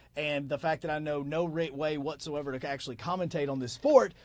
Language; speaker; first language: English; native; English